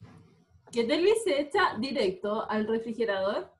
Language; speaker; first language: Spanish; native; Spanish